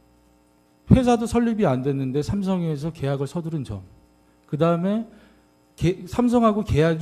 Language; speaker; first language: Korean; native; Korean